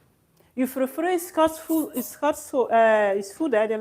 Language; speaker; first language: Dutch; non-native, learner; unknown